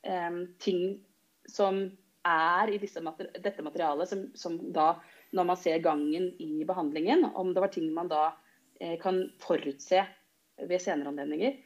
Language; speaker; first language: Norwegian; native; Norwegian